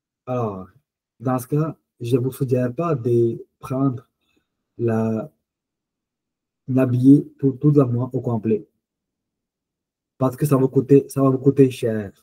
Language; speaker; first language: French; non-native, fluent; Punjabi